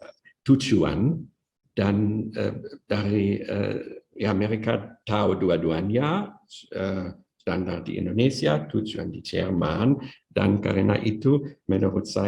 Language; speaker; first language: Indonesian; non-native, fluent; German